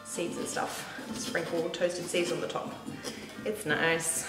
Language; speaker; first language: English; native; English